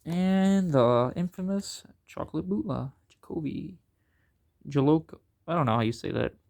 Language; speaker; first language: English; native; English